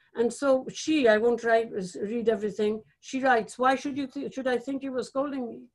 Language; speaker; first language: English; non-native, local second language; Bangla